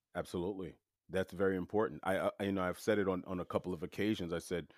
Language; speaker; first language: English; early bilingual, other home language; French